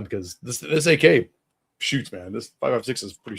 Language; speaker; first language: English; native; English